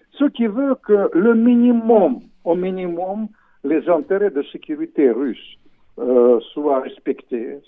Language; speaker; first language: French; non-native, fluent; Russian